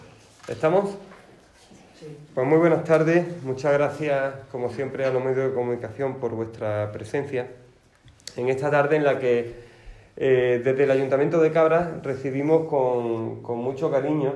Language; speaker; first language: Spanish; native; Spanish